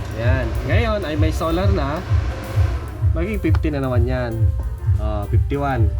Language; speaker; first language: Filipino; non-native, local second language; Iloko